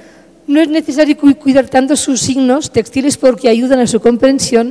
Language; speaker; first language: Spanish; native; Spanish